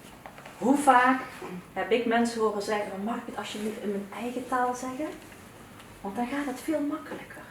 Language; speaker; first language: Dutch; early bilingual, other home language; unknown